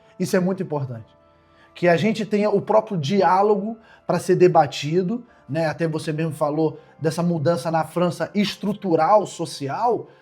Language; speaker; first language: Portuguese; native; Portuguese